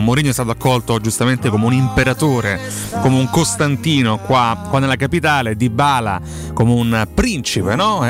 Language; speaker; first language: Italian; native; Italian